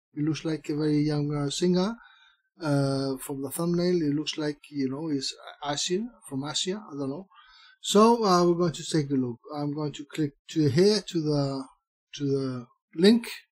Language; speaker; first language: English; non-native, fluent; Spanish